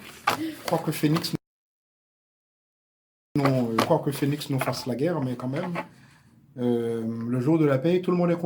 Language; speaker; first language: French; native; French